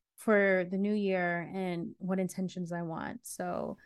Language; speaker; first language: English; early bilingual, other home language; Akan